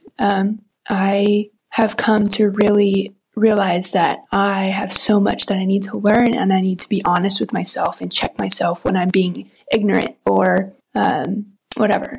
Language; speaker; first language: English; native; English